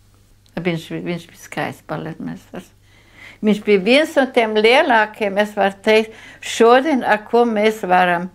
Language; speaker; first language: Latvian; non-native, local second language; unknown